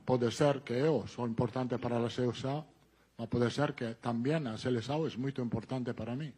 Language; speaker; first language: Spanish; non-native, fluent; Italian